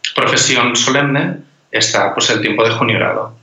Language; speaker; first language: Spanish; native; Spanish